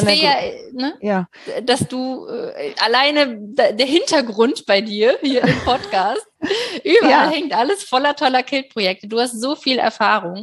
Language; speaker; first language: German; native; German